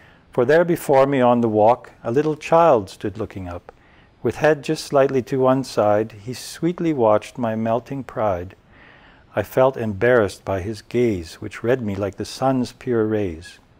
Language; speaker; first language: English; native; English